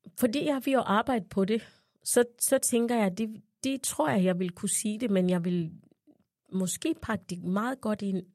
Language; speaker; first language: Danish; non-native, fluent; Ganda